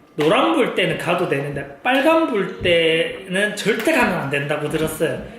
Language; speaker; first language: Korean; native; Korean